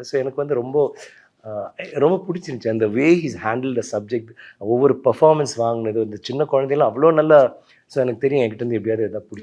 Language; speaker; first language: Tamil; native; Tamil